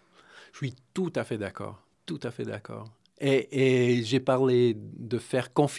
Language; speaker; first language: French; non-native, fluent; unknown